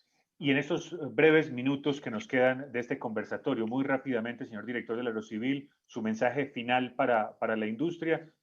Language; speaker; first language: Spanish; native; Spanish